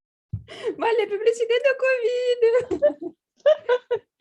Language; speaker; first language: French; non-native, fluent; Russian